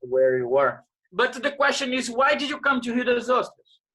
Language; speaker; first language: English; non-native, fluent; Portuguese